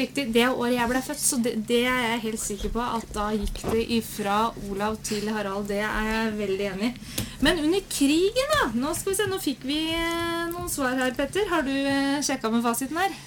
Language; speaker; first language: Norwegian; native; Norwegian